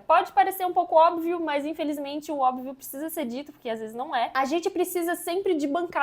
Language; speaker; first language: Portuguese; native; Portuguese